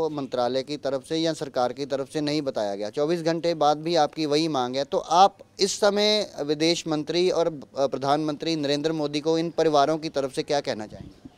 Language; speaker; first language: Hindi; non-native, local second language; Punjabi